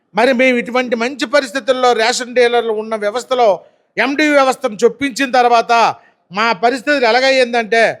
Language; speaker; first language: Telugu; native; Telugu